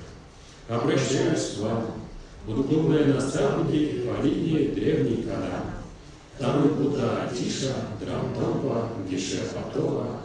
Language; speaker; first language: Russian; native; Russian